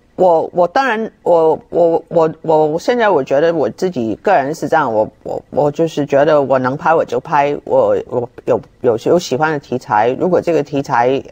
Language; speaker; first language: Chinese; non-native, fluent; Cantonese